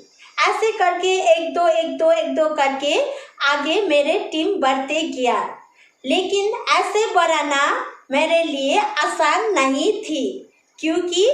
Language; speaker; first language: Hindi; non-native, local second language; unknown